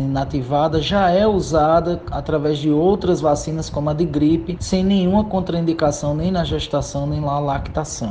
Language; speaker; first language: Portuguese; native; Portuguese